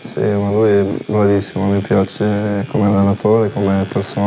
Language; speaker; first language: Italian; non-native, learner; English